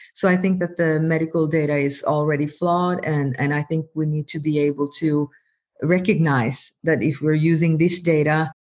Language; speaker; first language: English; non-native, fluent; Norwegian